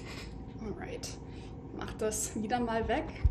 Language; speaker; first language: German; non-native, fluent; English